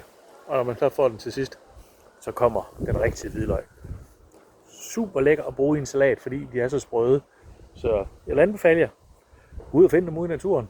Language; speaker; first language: Danish; native; Danish